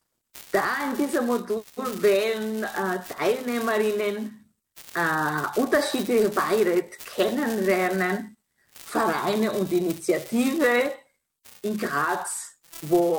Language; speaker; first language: German; non-native, fluent; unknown